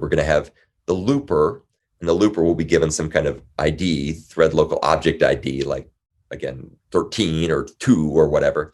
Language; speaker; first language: English; native; English